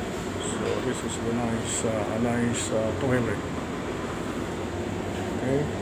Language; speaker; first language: English; non-native, local second language; Filipino